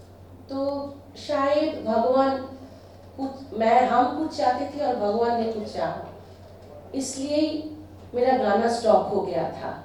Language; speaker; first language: Hindi; non-native, local second language; Bangla